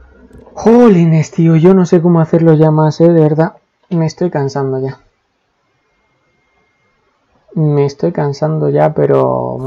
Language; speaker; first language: Spanish; native; Spanish